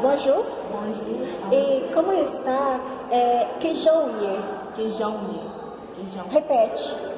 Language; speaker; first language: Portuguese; non-native, learner; Haitian Creole